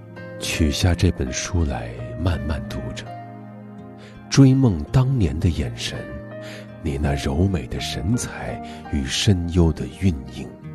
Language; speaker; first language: Chinese; native; Chinese